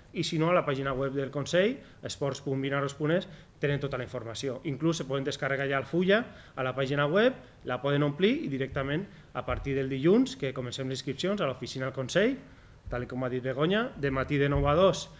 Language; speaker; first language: Catalan; native; Catalan